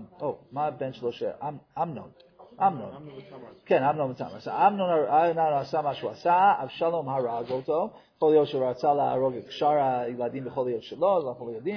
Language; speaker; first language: Hebrew; non-native, fluent; English